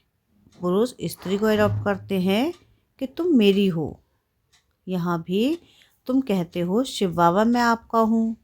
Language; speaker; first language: Hindi; native; Hindi